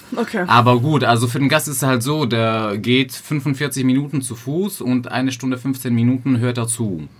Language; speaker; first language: German; non-native, fluent; Slovak